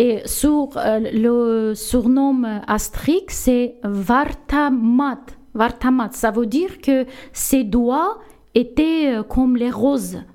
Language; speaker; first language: French; non-native, learner; Armenian